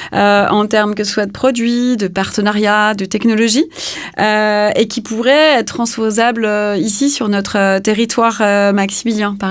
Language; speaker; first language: French; native; French